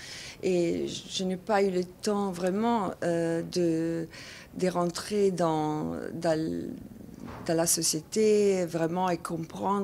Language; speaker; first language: French; non-native, fluent; Italian